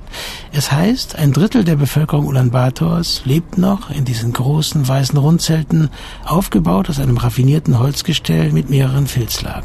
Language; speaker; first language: German; native; German